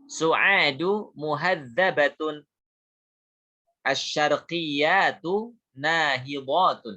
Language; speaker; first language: Arabic; non-native, fluent; Indonesian